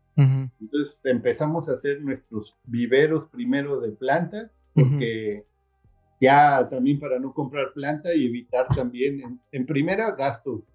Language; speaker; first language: Spanish; native; Spanish